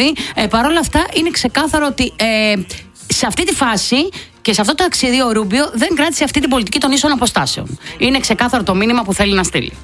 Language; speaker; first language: Greek; native; Greek